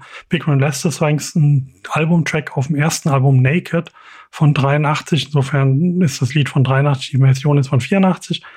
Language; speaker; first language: German; native; German